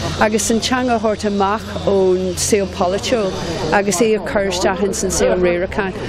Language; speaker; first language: Irish; non-native, local second language; English